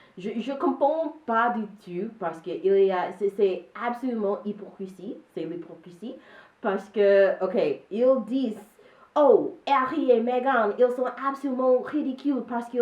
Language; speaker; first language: French; non-native, learner; English